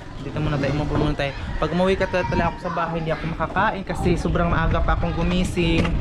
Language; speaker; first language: Filipino; non-native, local second language; Cebuano